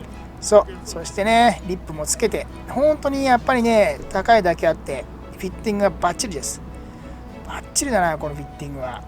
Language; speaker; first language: Japanese; native; Japanese